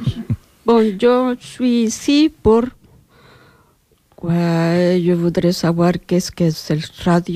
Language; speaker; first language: French; non-native, learner; Spanish